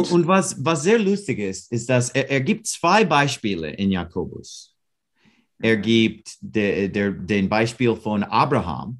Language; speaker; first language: German; non-native, learner; English